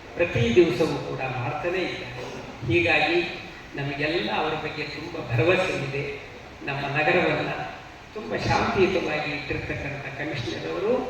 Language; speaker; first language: Kannada; native; Kannada